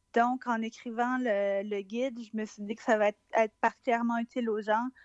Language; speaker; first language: French; native; French